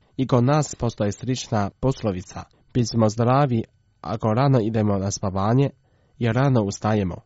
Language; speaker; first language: Croatian; non-native, fluent; Chinese